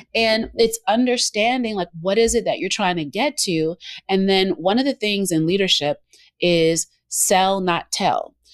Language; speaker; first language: English; native; English